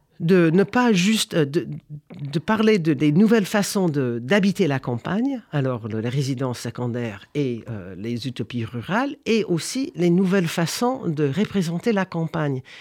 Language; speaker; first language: French; non-native, fluent; English